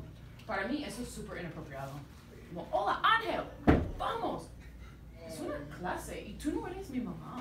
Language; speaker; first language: Spanish; non-native, fluent; English